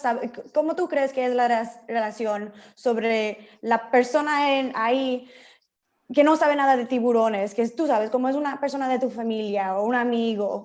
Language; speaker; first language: Spanish; early bilingual, heritage; Spanish